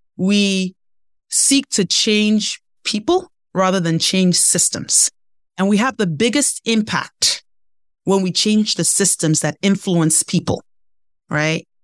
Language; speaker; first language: English; non-native, local second language; Ibibio